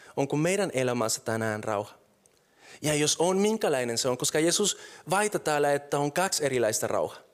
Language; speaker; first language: Finnish; non-native, fluent; Spanish